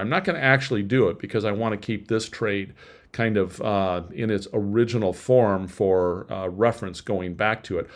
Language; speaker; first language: English; native; English